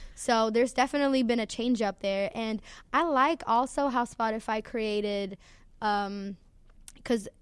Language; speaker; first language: English; non-native, fluent; Swedish